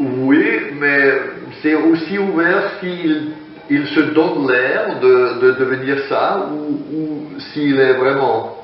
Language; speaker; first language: French; non-native, fluent; German